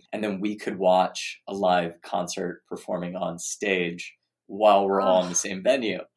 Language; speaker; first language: English; native; English